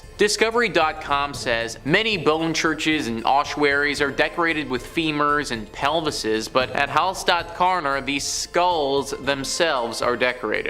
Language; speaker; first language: English; native; English